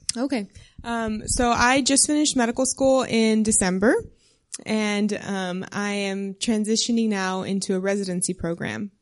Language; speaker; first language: English; native; English